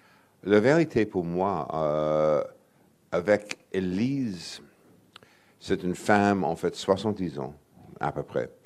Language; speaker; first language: French; non-native, fluent; English